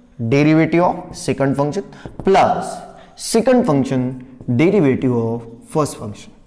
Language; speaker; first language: Hindi; non-native, local second language; Marathi